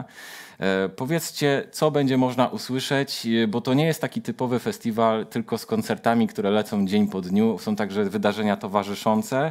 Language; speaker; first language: Polish; native; Polish